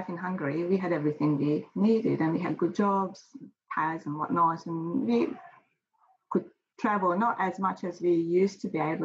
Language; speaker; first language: English; non-native, fluent; Hungarian